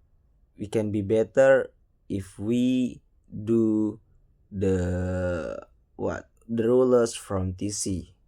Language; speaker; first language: English; non-native, learner; Indonesian